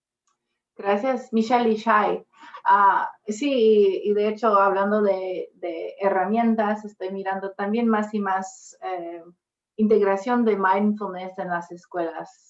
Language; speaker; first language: Spanish; non-native, fluent; English